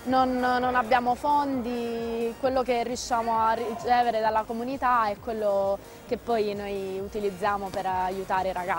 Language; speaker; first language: Italian; native; Italian